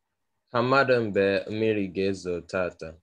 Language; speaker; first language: Igbo; early bilingual, heritage; Igbo